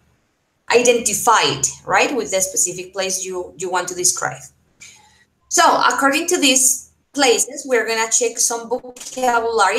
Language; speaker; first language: English; non-native, fluent; Spanish